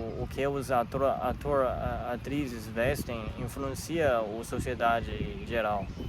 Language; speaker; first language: Portuguese; non-native, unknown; Chinese